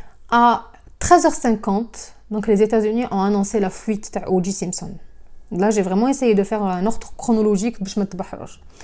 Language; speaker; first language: French; non-native, local second language; Arabic